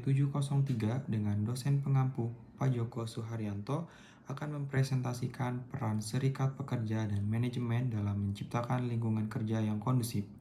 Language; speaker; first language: Indonesian; native; Indonesian